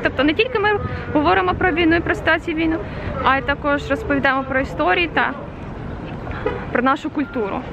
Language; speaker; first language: Ukrainian; native; Ukrainian